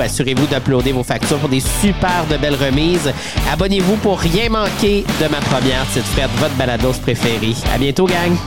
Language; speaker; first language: French; native; French